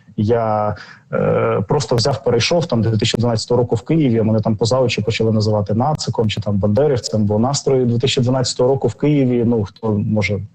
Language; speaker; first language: Ukrainian; non-native, local second language; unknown